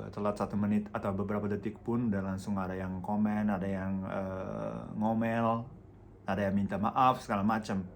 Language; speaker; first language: Indonesian; non-native, fluent; Japanese